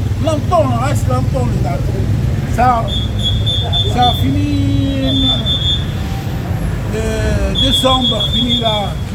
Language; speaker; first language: French; non-native, learner; Arabic